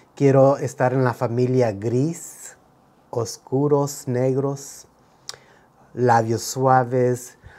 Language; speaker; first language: Spanish; early bilingual, heritage; Spanish